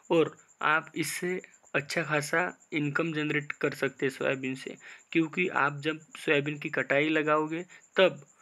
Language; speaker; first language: Hindi; non-native, local second language; Marathi